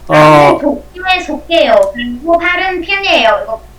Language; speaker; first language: Korean; non-native, learner; Vietnamese